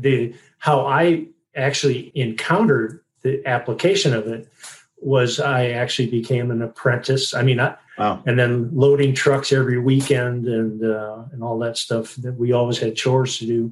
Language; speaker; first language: English; native; English